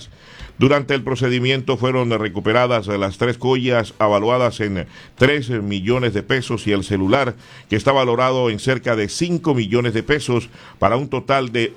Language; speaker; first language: Spanish; native; Spanish